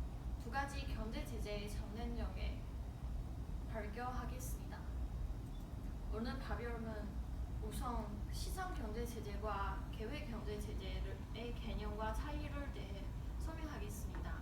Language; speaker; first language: Korean; non-native, learner; Chinese